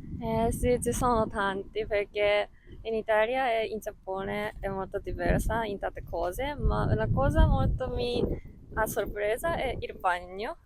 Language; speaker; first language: Italian; non-native, learner; Japanese